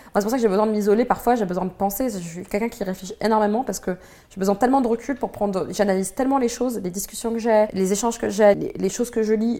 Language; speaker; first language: French; native; French